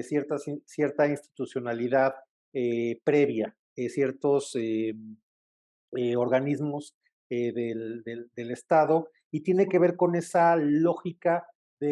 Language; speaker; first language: Spanish; native; Spanish